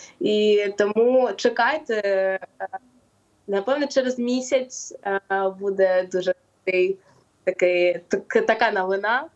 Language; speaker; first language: Ukrainian; non-native, local second language; Russian